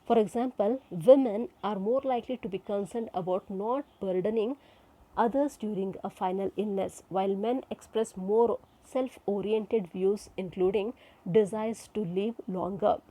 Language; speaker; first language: English; non-native, local second language; Kannada